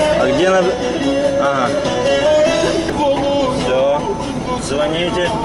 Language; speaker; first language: Russian; non-native, local second language; Ukrainian